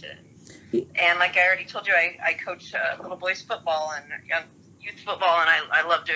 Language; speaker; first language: English; native; English